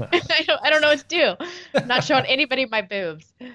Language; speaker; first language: English; native; English